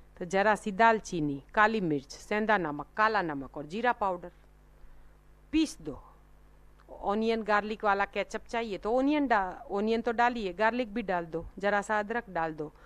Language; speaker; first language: Hindi; non-native, local second language; Gujarati